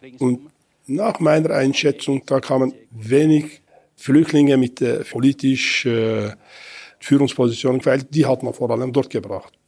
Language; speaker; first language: German; non-native, fluent; Kurdish